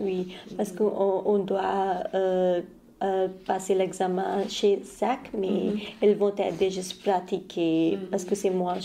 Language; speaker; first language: French; non-native, learner; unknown